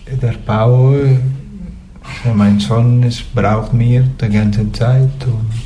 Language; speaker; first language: German; non-native, fluent; Spanish